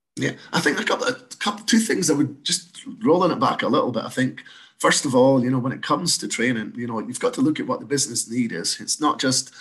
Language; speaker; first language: English; native; English